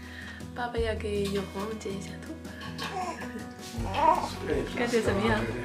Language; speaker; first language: Chinese; non-native, fluent; Swedish